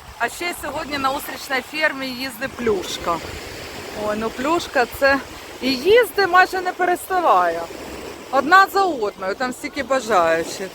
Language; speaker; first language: Ukrainian; non-native, local second language; Russian